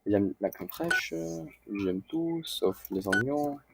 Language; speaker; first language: French; non-native, learner; English